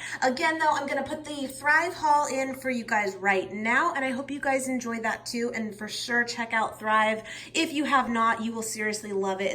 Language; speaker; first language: English; native; English